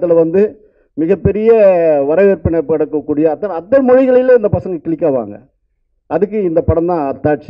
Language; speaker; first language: Tamil; native; Tamil